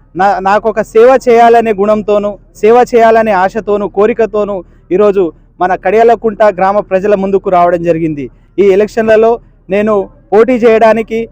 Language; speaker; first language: Telugu; native; Telugu